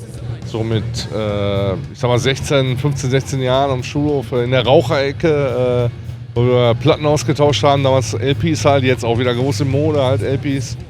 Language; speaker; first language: German; native; German